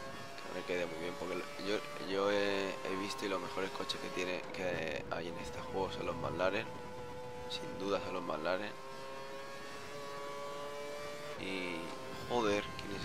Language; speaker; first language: Spanish; native; Spanish